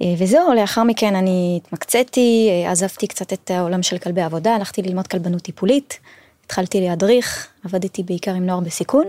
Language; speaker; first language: Hebrew; non-native, fluent; French